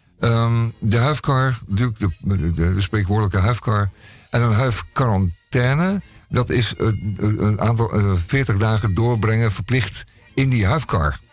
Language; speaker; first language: Dutch; native; Dutch